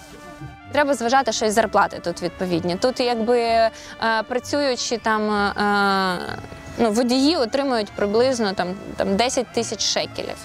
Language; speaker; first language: Ukrainian; native; Ukrainian